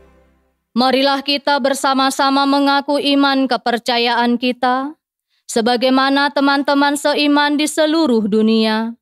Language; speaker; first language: Indonesian; native; Indonesian